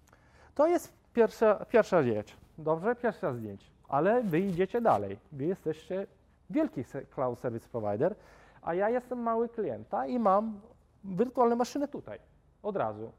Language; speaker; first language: Polish; non-native, fluent; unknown